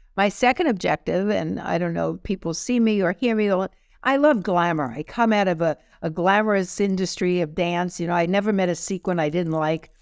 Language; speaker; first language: English; native; English